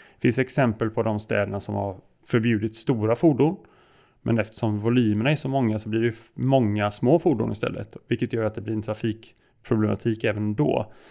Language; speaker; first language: Swedish; native; Swedish